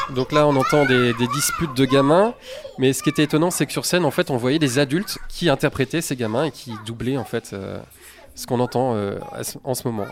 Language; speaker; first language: French; native; French